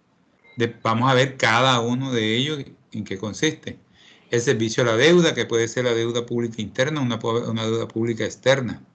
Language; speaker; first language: Spanish; native; Spanish